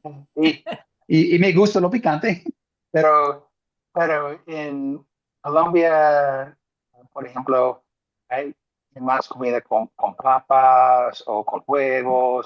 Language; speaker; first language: Spanish; non-native, fluent; English